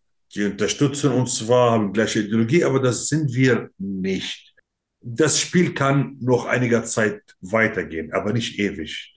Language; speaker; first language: German; non-native, fluent; Arabic